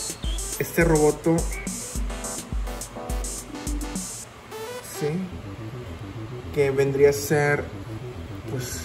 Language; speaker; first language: Spanish; native; Spanish